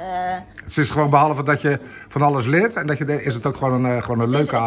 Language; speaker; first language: Dutch; native; Dutch